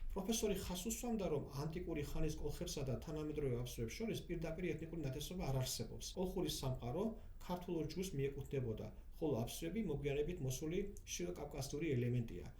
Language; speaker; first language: Georgian; native; Georgian